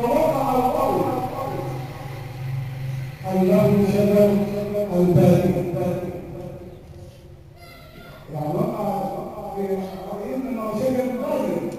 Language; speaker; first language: Arabic; native; Arabic